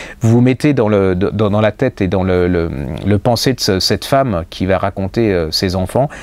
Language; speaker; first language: French; native; French